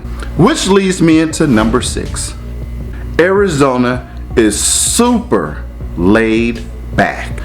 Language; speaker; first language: English; native; English